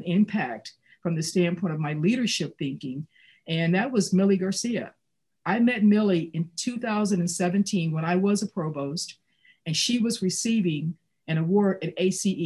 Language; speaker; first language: English; native; English